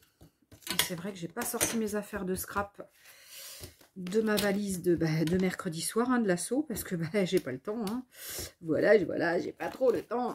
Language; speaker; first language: French; native; French